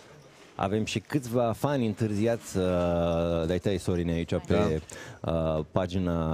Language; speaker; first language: Romanian; native; Romanian